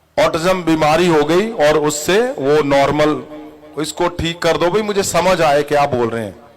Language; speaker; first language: Hindi; non-native, local second language; Punjabi